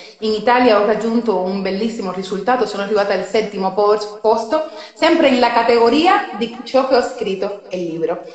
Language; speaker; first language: Italian; non-native, fluent; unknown